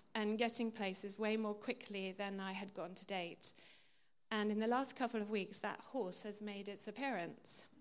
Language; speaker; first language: English; native; English